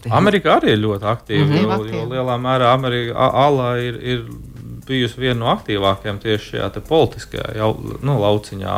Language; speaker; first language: Latvian; native; Latvian